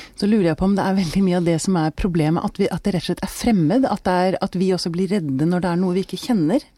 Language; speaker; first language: Norwegian; native; Norwegian